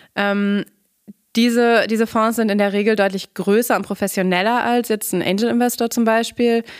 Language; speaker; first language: German; native; German